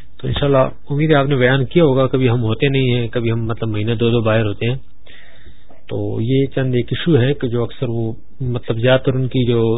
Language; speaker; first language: Urdu; non-native, local second language; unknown